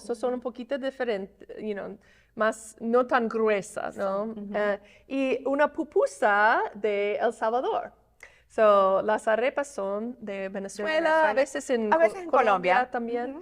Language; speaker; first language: Spanish; non-native, fluent; English